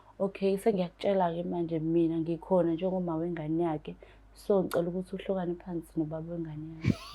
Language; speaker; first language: Zulu; native; Zulu